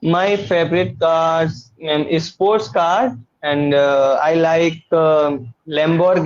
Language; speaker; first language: English; non-native, learner; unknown